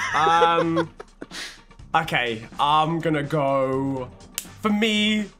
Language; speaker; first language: English; native; English